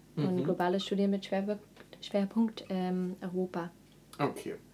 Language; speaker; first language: German; non-native, fluent; English